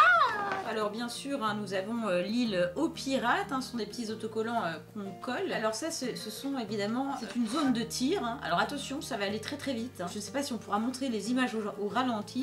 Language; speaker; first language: French; native; French